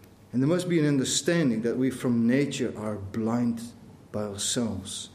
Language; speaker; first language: English; non-native, fluent; Dutch